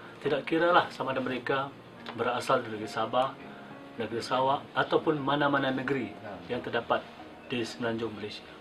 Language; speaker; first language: Malay; native; Malay